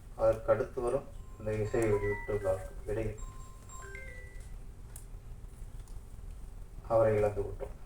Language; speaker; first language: Tamil; native; Tamil